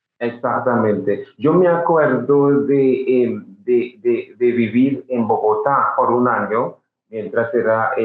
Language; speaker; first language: Spanish; non-native, fluent; English